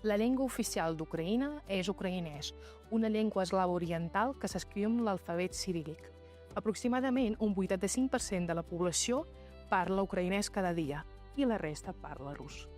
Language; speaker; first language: Catalan; non-native, fluent; Ukrainian